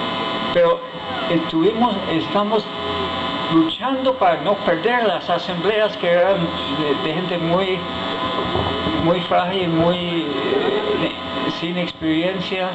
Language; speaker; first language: Spanish; non-native, fluent; English